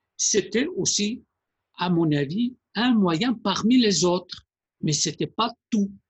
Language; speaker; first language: French; non-native, fluent; Persian